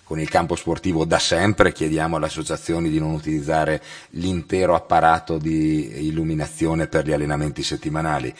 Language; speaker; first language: Italian; native; Italian